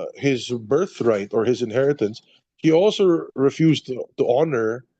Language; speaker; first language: English; non-native, local second language; Filipino